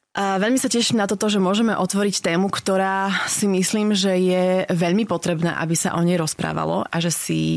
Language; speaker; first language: Slovak; native; Slovak